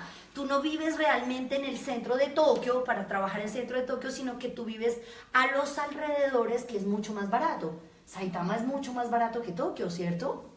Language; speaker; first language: Spanish; native; Spanish